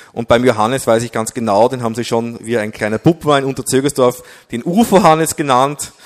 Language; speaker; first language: German; native; German